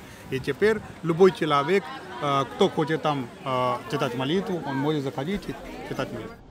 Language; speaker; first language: Russian; non-native, fluent; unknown